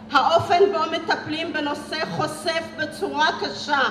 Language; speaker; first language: Hebrew; early bilingual, other home language; Amharic